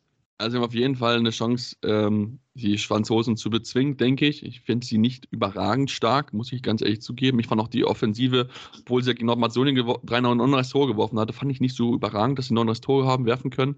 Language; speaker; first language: German; native; German